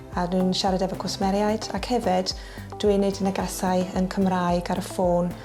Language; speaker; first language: Welsh; native; Welsh